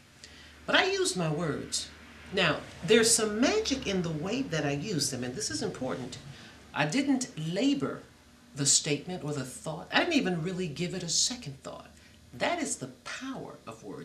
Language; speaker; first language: English; native; English